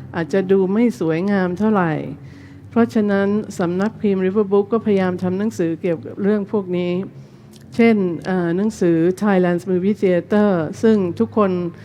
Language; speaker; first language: Thai; non-native, fluent; English